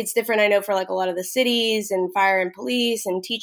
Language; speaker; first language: English; native; English